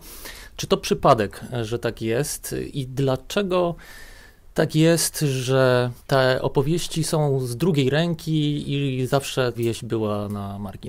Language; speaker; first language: Polish; native; Polish